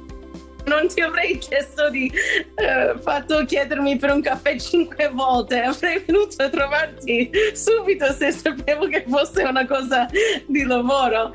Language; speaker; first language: Italian; non-native, fluent; English